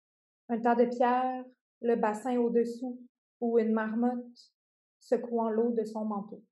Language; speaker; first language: French; native; French